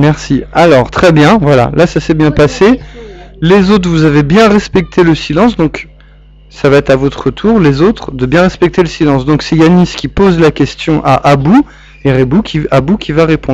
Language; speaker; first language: French; native; French